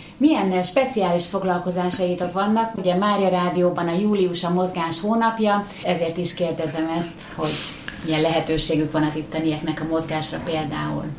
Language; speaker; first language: Hungarian; native; Hungarian